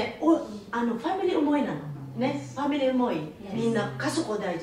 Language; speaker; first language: Japanese; non-native, fluent; Filipino